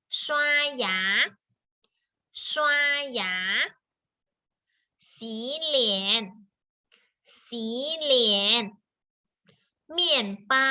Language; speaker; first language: Chinese; non-native, fluent; Thai